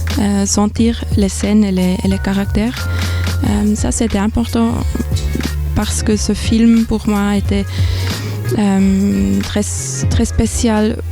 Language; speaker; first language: French; non-native, fluent; German